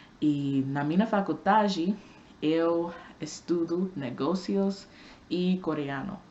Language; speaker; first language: Portuguese; non-native, learner; English